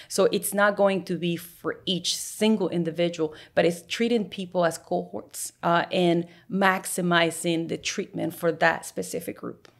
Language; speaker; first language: English; native; English